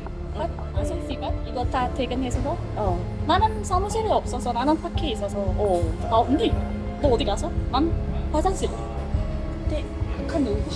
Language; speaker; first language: Korean; non-native, learner; Indonesian